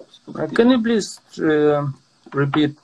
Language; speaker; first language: English; non-native, learner; Russian